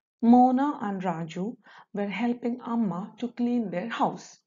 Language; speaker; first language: English; non-native, local second language; Malayalam